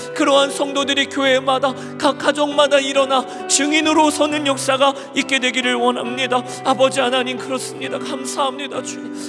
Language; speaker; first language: Korean; native; Korean